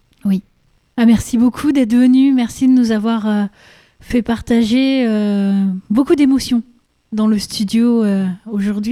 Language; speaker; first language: French; native; French